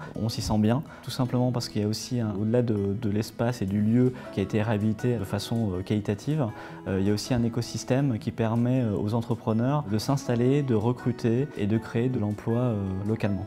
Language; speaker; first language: French; native; French